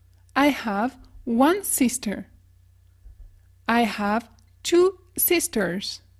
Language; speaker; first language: English; non-native, fluent; French